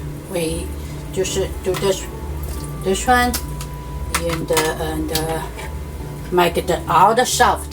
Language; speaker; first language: English; non-native, learner; Chinese